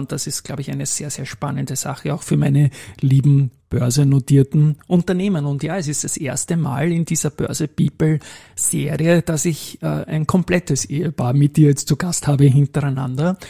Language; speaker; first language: German; native; German